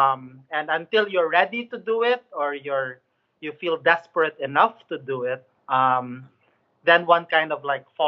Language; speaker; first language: English; non-native, local second language; Cebuano